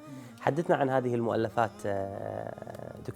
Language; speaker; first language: Arabic; native; Arabic